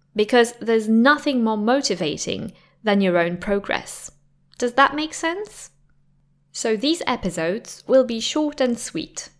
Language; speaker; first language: English; non-native, fluent; Polish